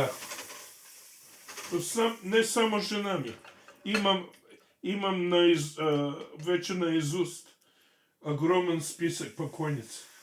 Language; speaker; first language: Bulgarian; non-native, fluent; English